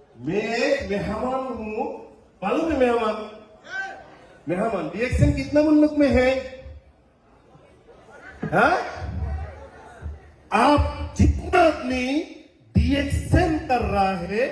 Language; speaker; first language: Hindi; non-native, learner; Bangla